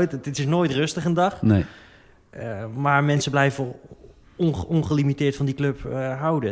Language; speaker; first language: Dutch; native; Dutch